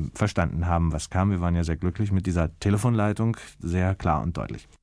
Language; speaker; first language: German; native; German